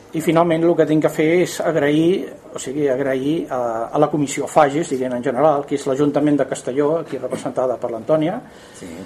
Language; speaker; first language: Catalan; native; Catalan